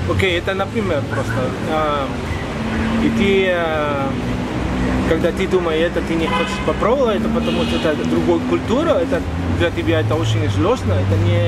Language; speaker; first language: Russian; non-native, learner; Spanish